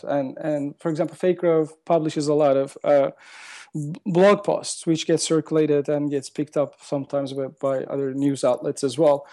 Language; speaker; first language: English; non-native, fluent; Turkish